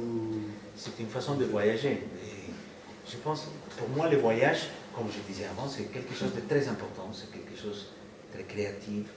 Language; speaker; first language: French; non-native, fluent; Spanish